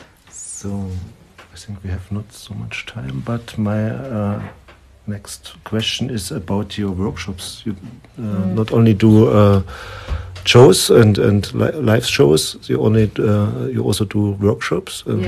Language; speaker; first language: English; non-native, learner; German